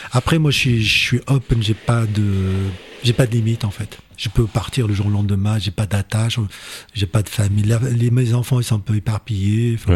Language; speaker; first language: French; non-native, local second language; Arabic